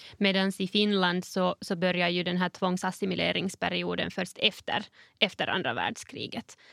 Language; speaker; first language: Swedish; native; Swedish